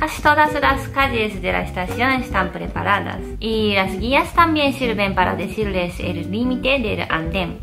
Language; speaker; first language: Spanish; non-native, fluent; Japanese